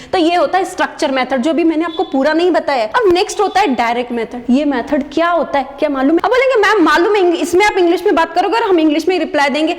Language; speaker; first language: Hindi; native; Hindi